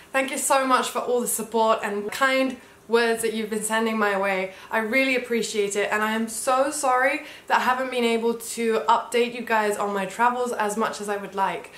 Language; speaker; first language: English; early bilingual, heritage; English